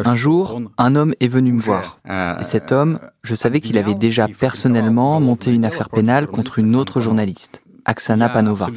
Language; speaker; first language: French; non-native, fluent; Russian